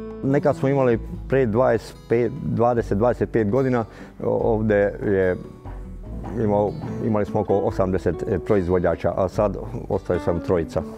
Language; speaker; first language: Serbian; non-native, local second language; Hungarian